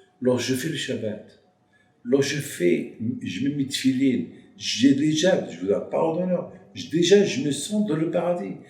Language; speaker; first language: French; non-native, local second language; Arabic